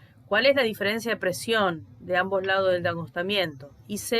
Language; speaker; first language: Spanish; native; Spanish